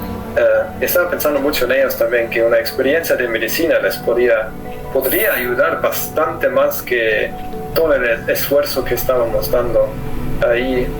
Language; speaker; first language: Spanish; non-native, fluent; German